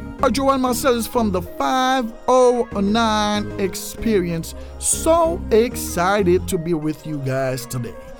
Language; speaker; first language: English; non-native, fluent; Haitian Creole